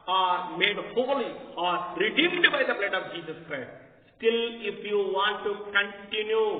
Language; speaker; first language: English; non-native, local second language; Telugu